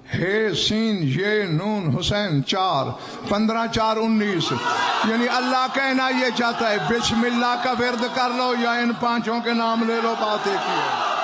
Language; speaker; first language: Urdu; non-native, local second language; Saraiki